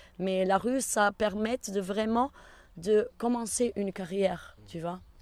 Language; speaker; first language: French; non-native, fluent; Portuguese